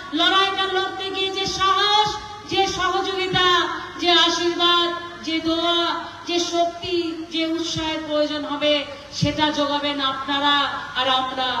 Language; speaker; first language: Bangla; non-native, local second language; Nepali